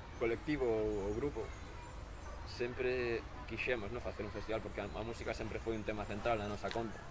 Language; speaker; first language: Galician; native; Galician